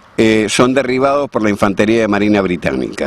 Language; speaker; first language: Spanish; native; Spanish